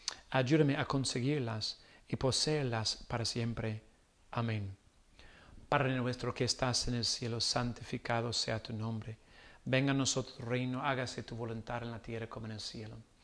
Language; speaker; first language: Spanish; non-native, fluent; English